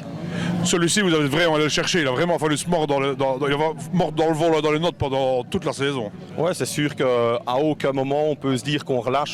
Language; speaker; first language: French; native; French